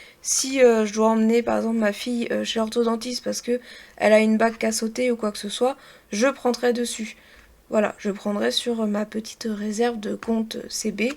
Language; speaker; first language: French; native; French